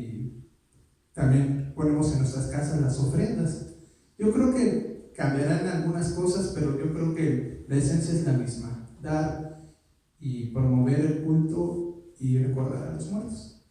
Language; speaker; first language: Spanish; native; Spanish